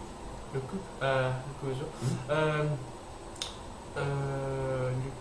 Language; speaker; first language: French; non-native, learner; English